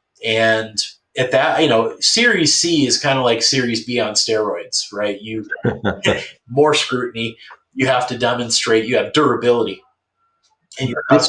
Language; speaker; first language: English; native; English